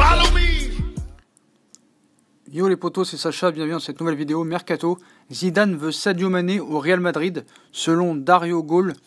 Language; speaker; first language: French; native; French